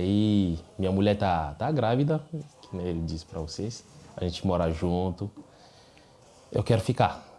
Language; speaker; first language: Portuguese; non-native, fluent; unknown